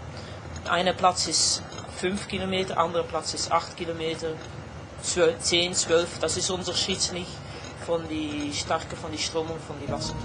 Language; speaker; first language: German; non-native, learner; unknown